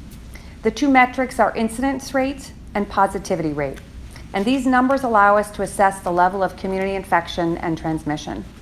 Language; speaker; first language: English; native; English